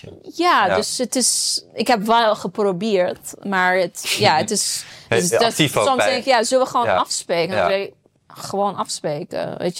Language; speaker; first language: Dutch; non-native, fluent; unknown